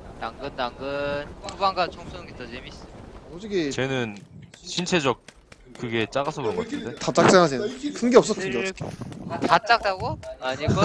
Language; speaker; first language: Korean; native; Korean